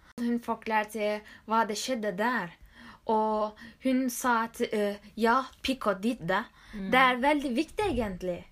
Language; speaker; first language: Norwegian; non-native, learner; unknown